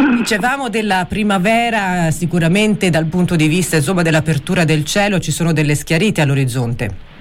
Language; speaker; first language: Italian; native; Italian